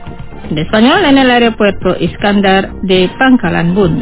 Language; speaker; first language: Spanish; non-native, fluent; Indonesian